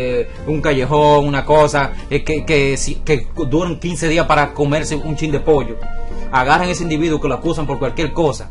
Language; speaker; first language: Spanish; native; Spanish